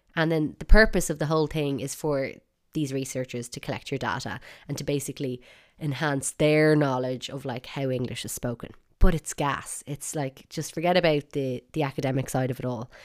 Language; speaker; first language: English; native; English